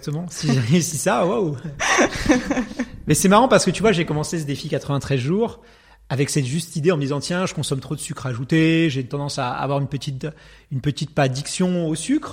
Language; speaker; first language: French; native; French